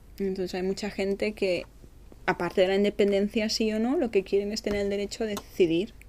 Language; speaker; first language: Spanish; native; Spanish